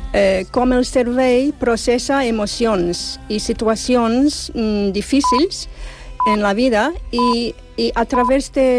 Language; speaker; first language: Catalan; non-native, fluent; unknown